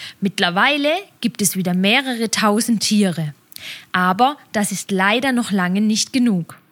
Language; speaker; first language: German; native; German